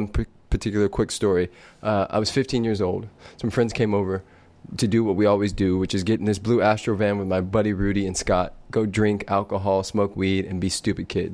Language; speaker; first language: English; native; English